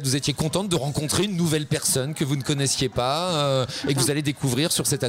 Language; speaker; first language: French; native; French